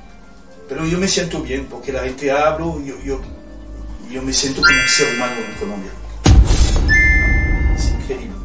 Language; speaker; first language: Spanish; non-native, fluent; French